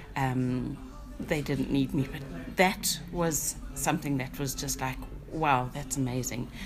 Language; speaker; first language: English; native; English